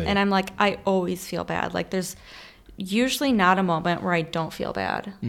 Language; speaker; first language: English; native; English